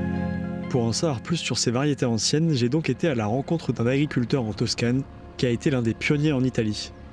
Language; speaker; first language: French; native; French